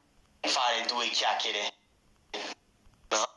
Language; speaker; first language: Italian; non-native, fluent; English